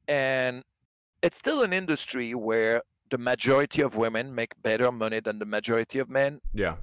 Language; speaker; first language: English; non-native, fluent; French